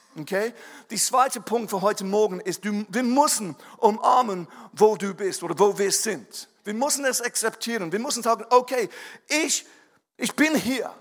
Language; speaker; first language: German; non-native, fluent; English